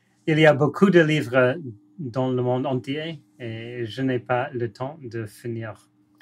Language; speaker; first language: French; non-native, learner; English